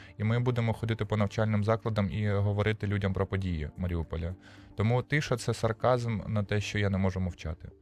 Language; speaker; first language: Ukrainian; non-native, local second language; Russian